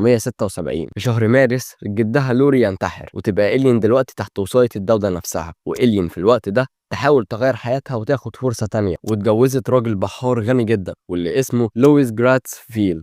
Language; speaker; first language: Arabic; native; Arabic